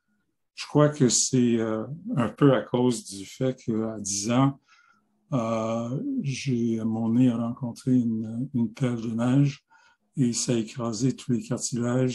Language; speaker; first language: French; non-native, local second language; English